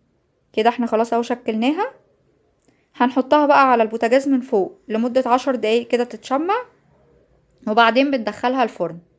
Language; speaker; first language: Arabic; native; Arabic